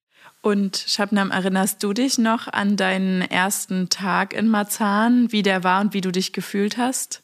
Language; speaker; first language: German; native; German